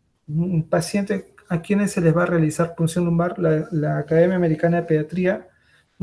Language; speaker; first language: Spanish; native; Spanish